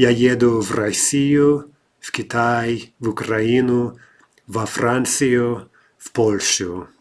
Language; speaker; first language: Russian; non-native, fluent; English